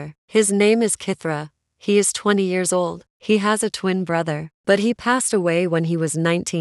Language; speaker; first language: English; native; English